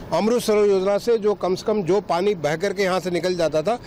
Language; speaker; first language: Hindi; native; Hindi